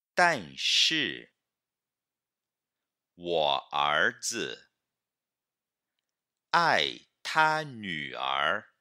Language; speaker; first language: Chinese; non-native, fluent; Portuguese